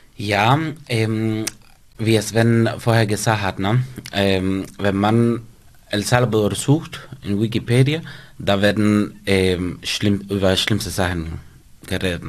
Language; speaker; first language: German; non-native, fluent; Spanish